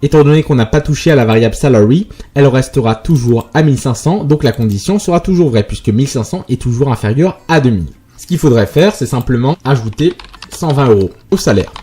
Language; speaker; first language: French; native; French